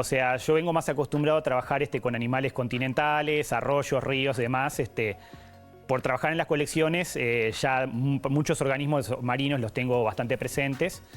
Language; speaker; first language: Spanish; native; Spanish